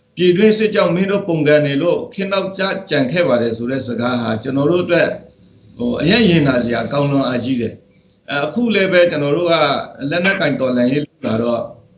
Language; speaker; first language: Burmese; non-native, local second language; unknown